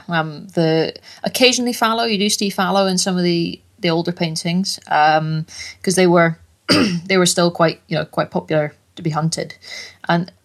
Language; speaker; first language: English; native; English